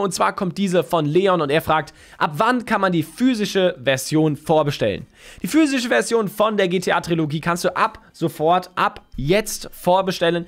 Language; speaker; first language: German; native; German